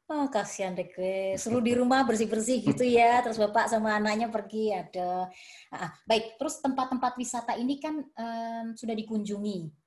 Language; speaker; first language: Indonesian; native; Indonesian